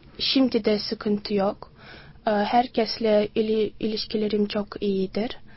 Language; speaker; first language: Turkish; non-native, learner; Swati